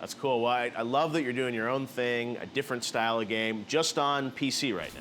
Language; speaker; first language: English; native; English